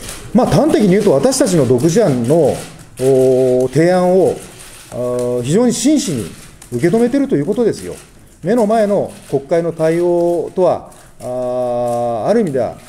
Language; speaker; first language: Japanese; native; Japanese